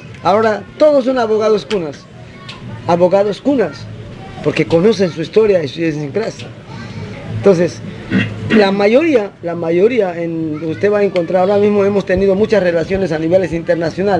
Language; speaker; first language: Spanish; non-native, local second language; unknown